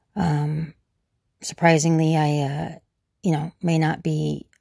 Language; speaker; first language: English; native; English